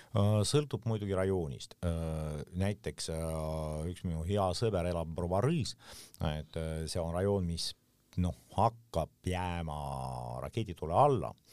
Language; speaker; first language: Estonian; non-native, local second language; Russian